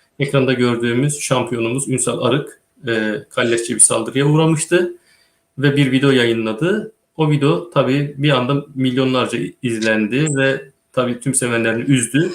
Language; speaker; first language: Turkish; native; Turkish